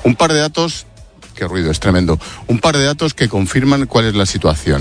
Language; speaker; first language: Spanish; native; Spanish